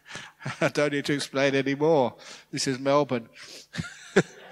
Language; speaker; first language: English; native; English